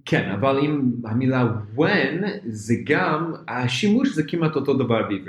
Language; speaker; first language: Hebrew; non-native, fluent; English